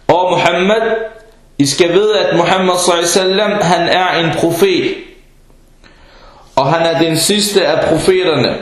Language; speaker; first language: Danish; early bilingual, other home language; Arabic